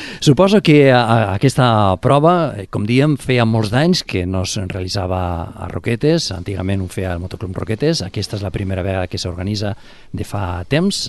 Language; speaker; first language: Catalan; native; Catalan